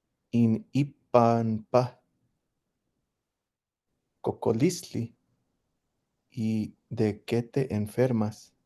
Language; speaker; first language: Spanish; early bilingual, heritage; English